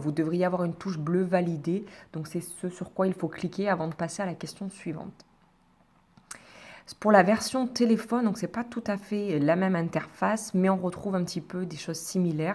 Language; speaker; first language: French; native; French